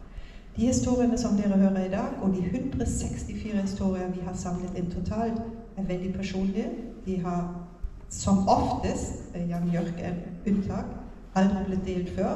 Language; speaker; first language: Norwegian; non-native, fluent; German